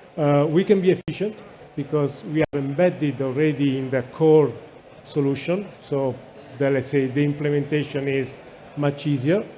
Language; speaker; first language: English; non-native, fluent; Italian